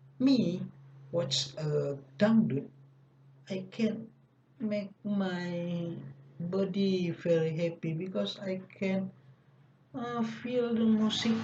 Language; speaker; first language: English; non-native, learner; Indonesian